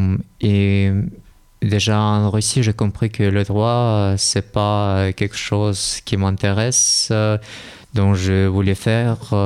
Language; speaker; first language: French; non-native, fluent; Russian